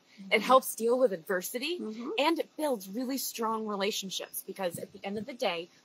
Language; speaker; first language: English; native; English